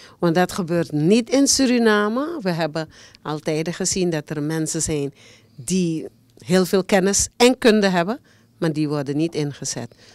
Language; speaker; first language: Dutch; native; Dutch